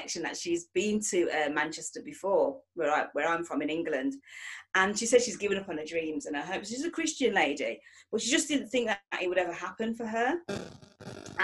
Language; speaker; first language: English; native; English